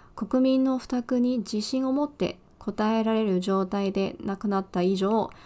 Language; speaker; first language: Japanese; non-native, fluent; Chinese